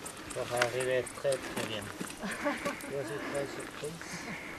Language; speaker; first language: French; non-native, learner; Quechua